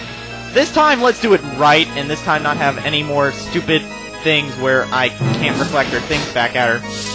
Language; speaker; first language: English; native; English